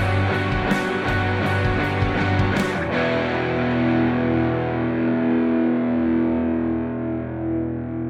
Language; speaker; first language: English; native; English